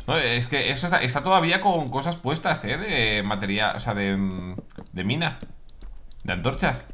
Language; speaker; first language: Spanish; native; Spanish